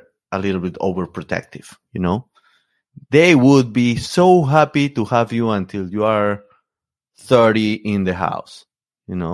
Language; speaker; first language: English; non-native, fluent; Spanish